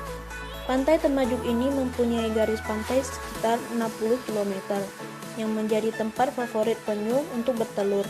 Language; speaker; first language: Indonesian; native; Indonesian